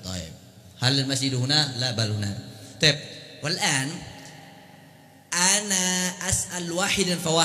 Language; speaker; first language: Arabic; non-native, learner; Indonesian